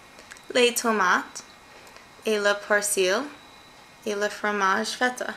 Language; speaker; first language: French; non-native, learner; English